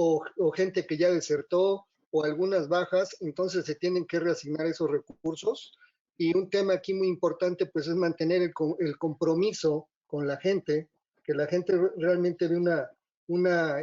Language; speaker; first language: Spanish; native; Spanish